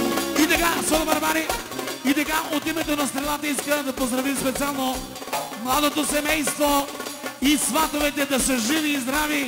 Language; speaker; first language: Bulgarian; non-native, local second language; Turkish